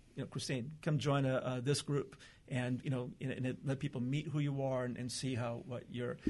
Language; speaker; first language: English; early bilingual, other home language; Portuguese